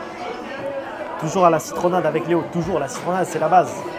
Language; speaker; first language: French; native; French